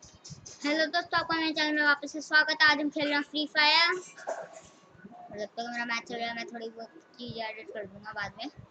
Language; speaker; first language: Hindi; native; Hindi